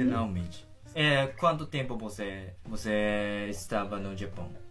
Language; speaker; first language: Portuguese; non-native, fluent; Japanese